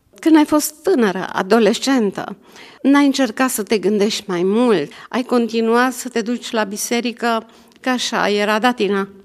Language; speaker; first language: Romanian; native; Romanian